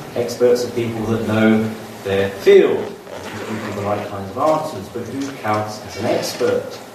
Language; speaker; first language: English; native; English